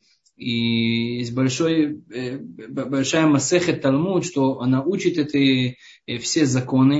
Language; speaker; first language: Russian; early bilingual, heritage; Hebrew